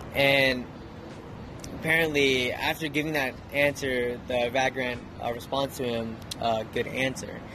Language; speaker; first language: English; early bilingual, other home language; Spanish